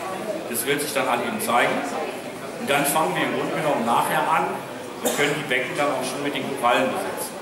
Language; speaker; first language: German; native; German